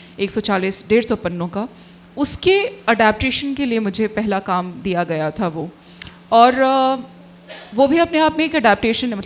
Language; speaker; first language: Hindi; native; Hindi